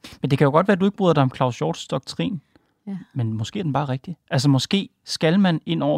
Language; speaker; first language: Danish; native; Danish